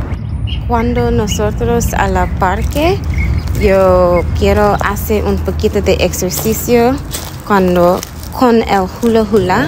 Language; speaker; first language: Spanish; non-native, learner; English